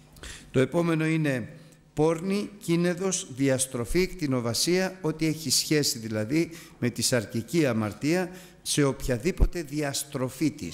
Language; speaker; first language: Greek; native; Greek